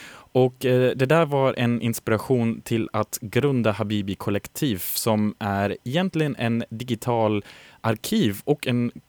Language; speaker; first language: Swedish; native; Swedish